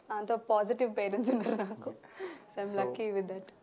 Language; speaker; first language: Telugu; early bilingual, heritage; Telugu